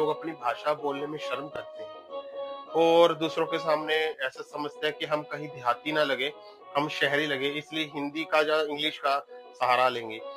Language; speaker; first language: Hindi; non-native, local second language; Punjabi